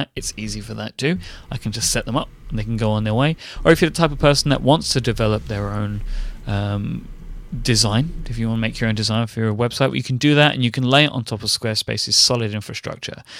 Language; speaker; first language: English; native; English